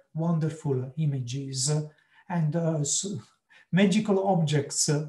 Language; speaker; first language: English; non-native, fluent; Italian